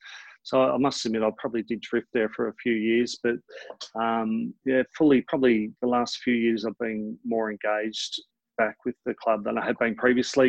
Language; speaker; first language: English; native; English